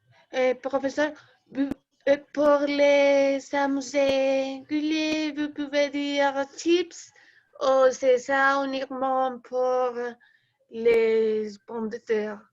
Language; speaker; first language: French; non-native, learner; Spanish